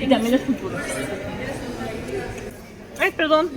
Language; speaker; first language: Spanish; native; Spanish